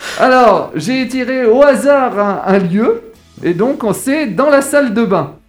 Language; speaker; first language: French; native; French